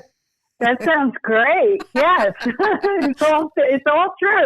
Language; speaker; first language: English; native; English